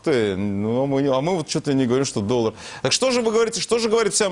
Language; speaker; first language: Russian; native; Russian